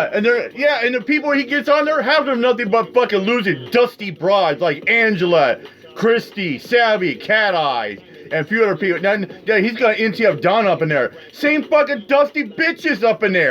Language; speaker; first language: English; native; English